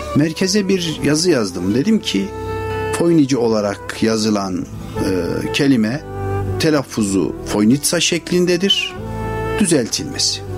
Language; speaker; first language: Turkish; native; Turkish